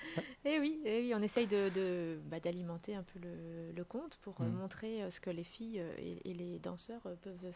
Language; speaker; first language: French; native; French